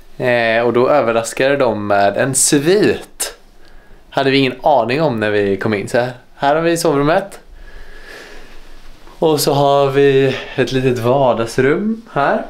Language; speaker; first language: Swedish; native; Swedish